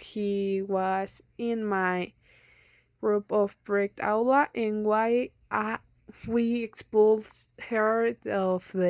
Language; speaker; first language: English; non-native, learner; Spanish